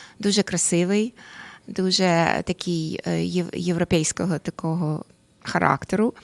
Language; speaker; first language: Ukrainian; non-native, local second language; Russian